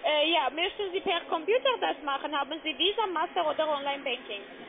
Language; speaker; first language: German; non-native, learner; Russian